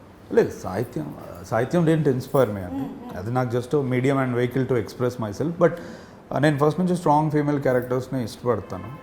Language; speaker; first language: Telugu; native; Telugu